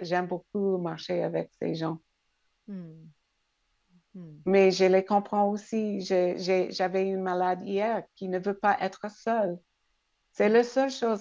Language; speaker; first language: French; non-native, local second language; English